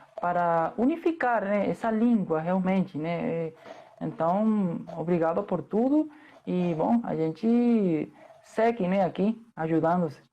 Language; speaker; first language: Portuguese; non-native, fluent; Spanish